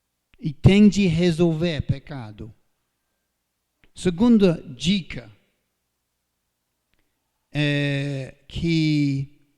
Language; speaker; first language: Portuguese; non-native, fluent; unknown